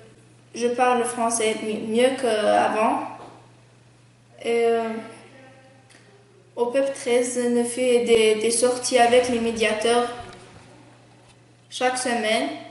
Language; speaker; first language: French; non-native, learner; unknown